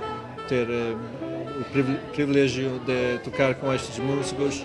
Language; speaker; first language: Portuguese; non-native, fluent; Swedish